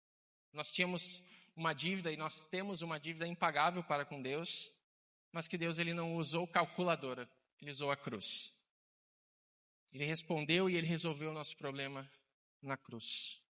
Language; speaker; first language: Portuguese; native; Portuguese